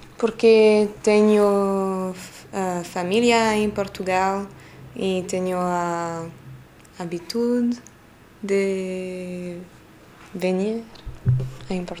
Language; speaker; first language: Portuguese; early bilingual, heritage; French